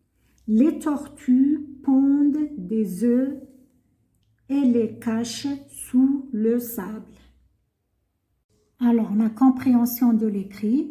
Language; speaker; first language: French; non-native, local second language; Arabic